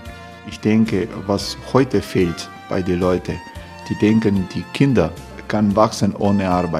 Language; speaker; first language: German; non-native, fluent; Croatian